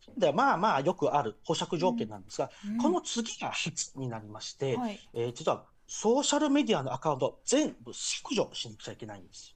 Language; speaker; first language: Japanese; early bilingual, heritage; Japanese